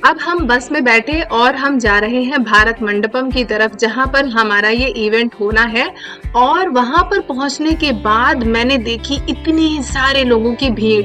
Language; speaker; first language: Hindi; native; Hindi